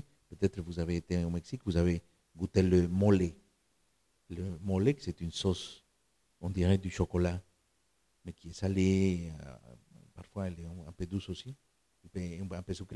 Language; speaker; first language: French; non-native, fluent; Spanish